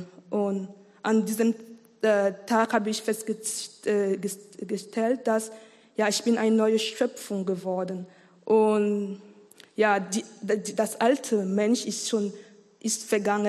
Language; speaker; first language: German; non-native, learner; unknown